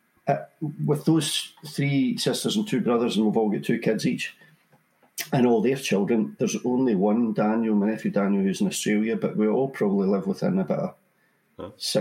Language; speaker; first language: English; native; English